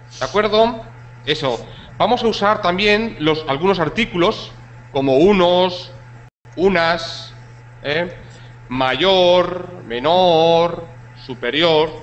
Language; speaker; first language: Spanish; native; Spanish